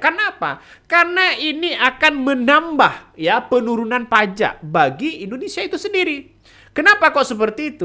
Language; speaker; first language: Indonesian; native; Indonesian